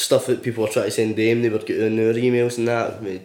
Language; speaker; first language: English; native; English